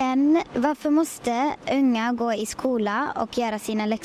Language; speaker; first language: Swedish; non-native, learner; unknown